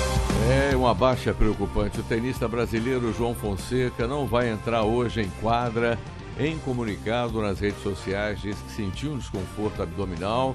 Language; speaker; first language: Portuguese; native; Portuguese